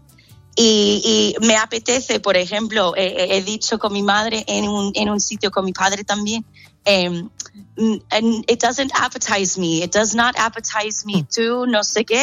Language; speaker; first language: Spanish; non-native, fluent; English